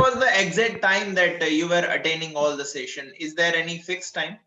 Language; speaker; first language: English; non-native, local second language; Gujarati